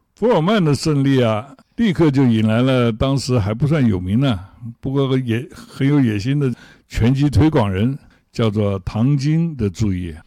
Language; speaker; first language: Chinese; native; Chinese